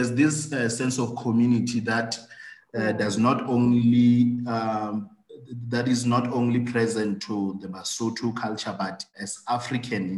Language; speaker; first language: English; non-native, local second language; Southern Sotho